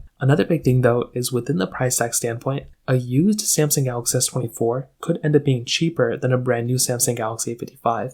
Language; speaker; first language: English; native; English